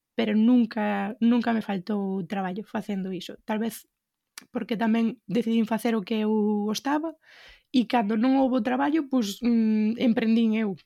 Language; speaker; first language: Galician; native; Galician